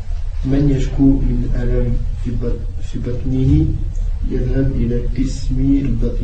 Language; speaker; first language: Arabic; non-native, learner; French